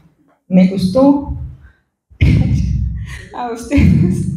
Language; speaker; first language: Spanish; non-native, learner; Korean